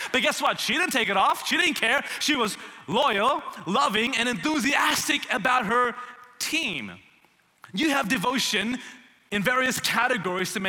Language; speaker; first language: English; non-native, local second language; Malayalam